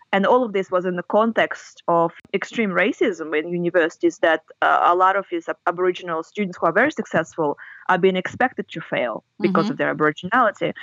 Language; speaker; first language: English; non-native, fluent; Russian